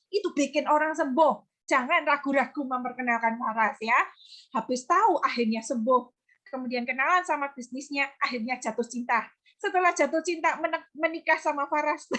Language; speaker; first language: Indonesian; native; Indonesian